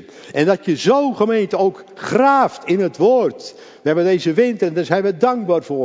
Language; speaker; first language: Dutch; native; Dutch